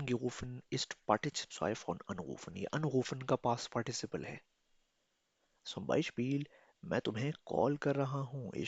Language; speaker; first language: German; non-native, fluent; Urdu